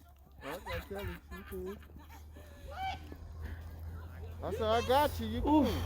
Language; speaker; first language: English; native; English